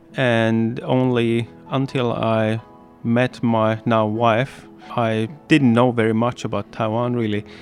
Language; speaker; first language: English; non-native, fluent; German